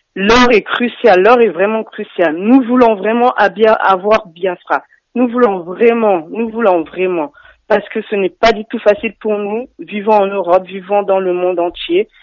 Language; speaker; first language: French; native; French